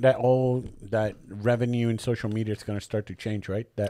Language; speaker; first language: English; non-native, local second language; Spanish